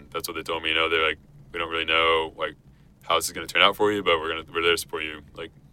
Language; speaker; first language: English; native; English